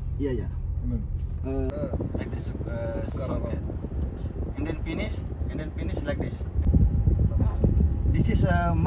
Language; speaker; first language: English; non-native, learner; Indonesian